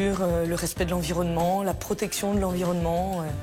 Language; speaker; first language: French; native; French